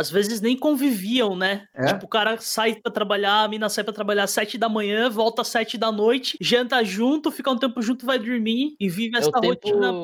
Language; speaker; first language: Portuguese; native; Portuguese